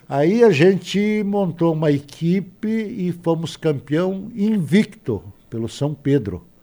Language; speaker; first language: Portuguese; native; Portuguese